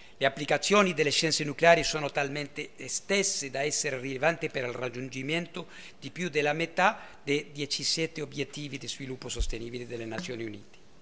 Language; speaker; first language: Italian; early bilingual, heritage; Italian